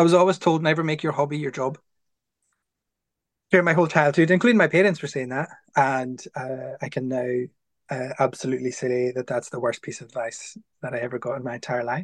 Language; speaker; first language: English; native; English